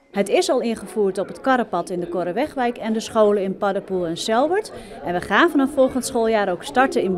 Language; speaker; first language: Dutch; native; Dutch